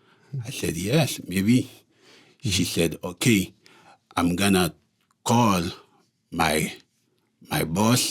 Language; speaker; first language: English; non-native, local second language; Haitian Creole